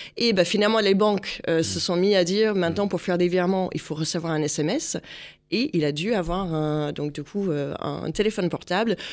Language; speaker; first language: French; non-native, fluent; English